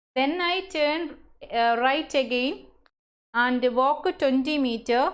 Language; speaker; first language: English; non-native, local second language; Malayalam